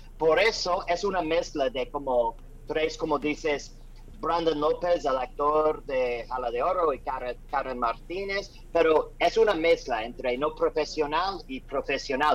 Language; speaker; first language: Spanish; non-native, learner; English